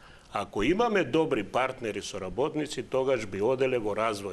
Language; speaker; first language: Macedonian; native; Macedonian